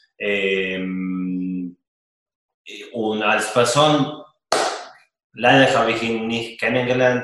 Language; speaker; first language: German; non-native, fluent; Spanish